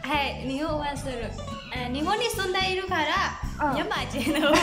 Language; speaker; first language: Japanese; non-native, fluent; Burmese